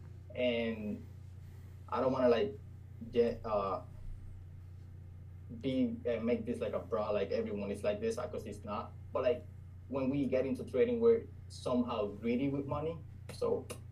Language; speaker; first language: English; non-native, fluent; Spanish